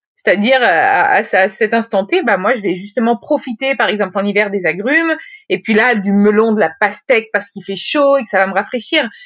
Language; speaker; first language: French; native; French